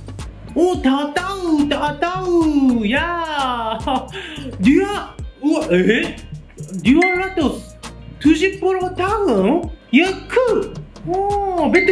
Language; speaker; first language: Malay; non-native, learner; Japanese